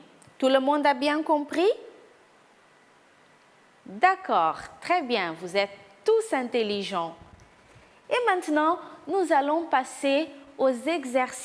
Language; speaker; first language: French; non-native, fluent; Portuguese